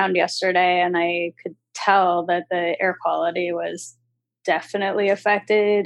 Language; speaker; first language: English; native; English